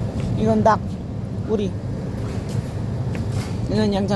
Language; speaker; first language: Korean; non-native, learner; Filipino